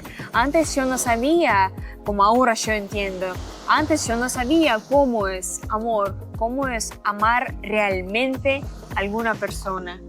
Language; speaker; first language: Spanish; non-native, learner; Russian